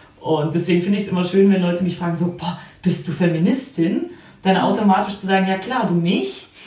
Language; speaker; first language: German; early bilingual, other home language; Polish